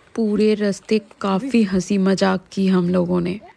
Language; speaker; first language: Hindi; non-native, local second language; Bangla